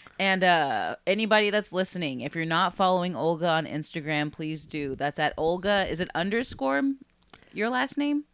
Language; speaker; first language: English; native; English